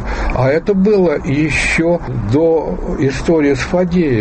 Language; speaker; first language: Russian; native; Russian